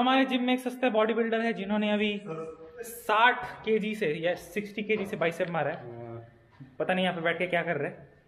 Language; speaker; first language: Hindi; native; Hindi